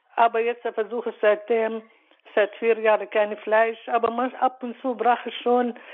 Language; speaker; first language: German; non-native, learner; Arabic